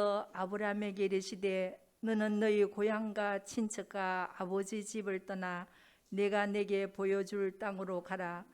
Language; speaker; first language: Korean; native; Korean